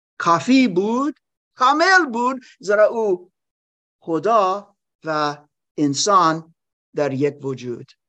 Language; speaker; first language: Persian; non-native, learner; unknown